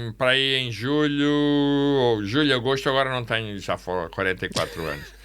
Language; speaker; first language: Portuguese; native; Portuguese